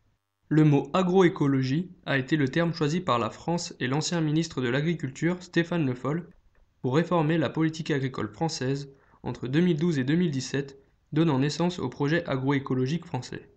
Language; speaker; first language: French; native; French